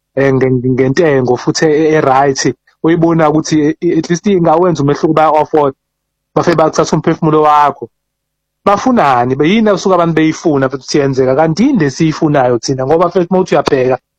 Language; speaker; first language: Zulu; native; Zulu